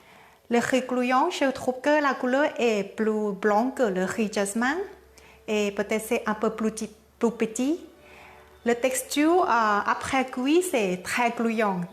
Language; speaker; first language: French; non-native, learner; Thai